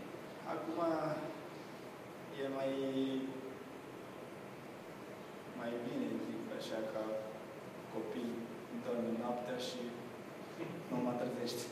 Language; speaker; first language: Romanian; non-native, learner; Japanese